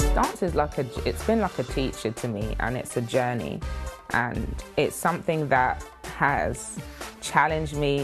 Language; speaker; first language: English; native; English